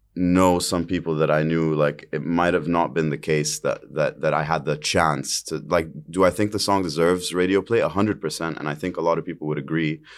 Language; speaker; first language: English; early bilingual, other home language; Arabic